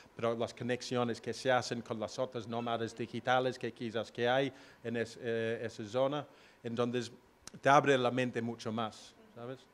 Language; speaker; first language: Spanish; non-native, fluent; English